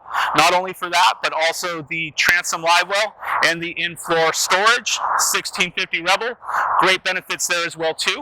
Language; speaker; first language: English; native; English